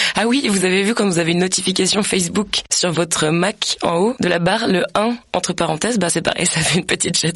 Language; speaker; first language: French; native; French